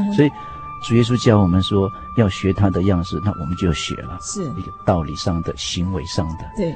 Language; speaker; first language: Chinese; non-native, local second language; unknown